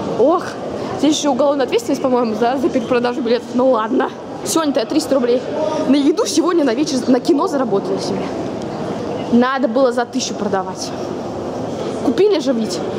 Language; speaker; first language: Russian; native; Russian